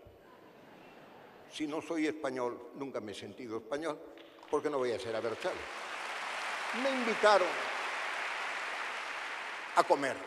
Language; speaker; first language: Spanish; native; Spanish